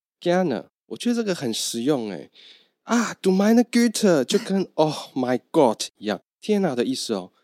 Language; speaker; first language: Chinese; native; Chinese